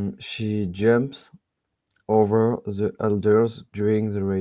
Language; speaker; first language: English; non-native, learner; French